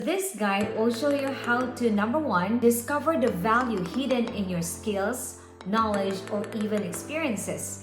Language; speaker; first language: English; non-native, local second language; Filipino